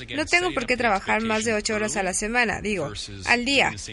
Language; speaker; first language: Spanish; non-native, fluent; English